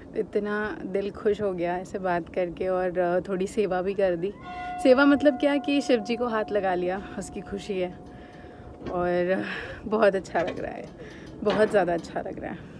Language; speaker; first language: Hindi; native; Hindi